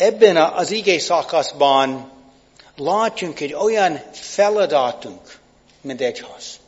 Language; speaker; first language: Hungarian; non-native, fluent; English